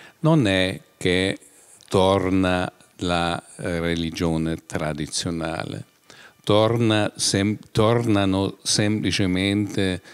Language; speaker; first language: Italian; non-native, fluent; German